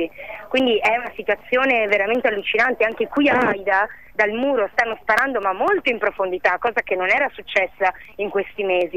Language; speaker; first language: Italian; native; Italian